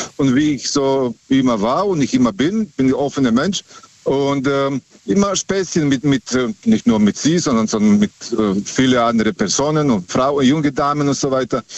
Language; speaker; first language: German; non-native, fluent; Serbian